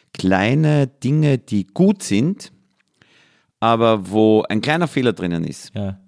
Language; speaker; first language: German; native; German